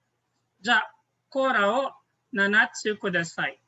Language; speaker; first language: Japanese; non-native, fluent; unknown